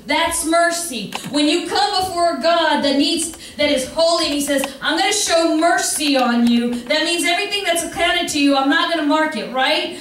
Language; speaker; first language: English; early bilingual, other home language; Spanish